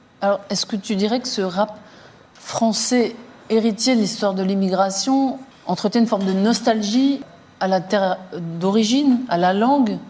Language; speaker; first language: French; native; French